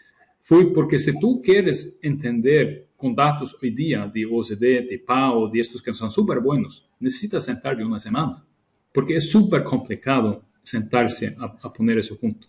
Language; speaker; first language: Spanish; non-native, fluent; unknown